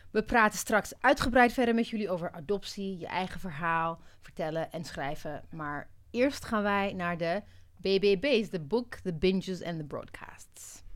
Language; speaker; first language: Dutch; non-native, fluent; Amharic